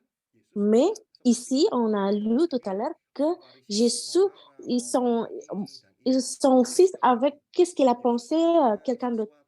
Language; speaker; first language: French; non-native, learner; Indonesian